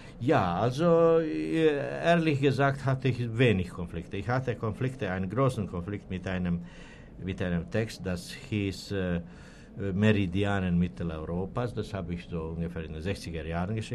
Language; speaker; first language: German; non-native, fluent; Serbian